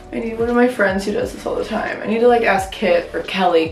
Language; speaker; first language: English; native; English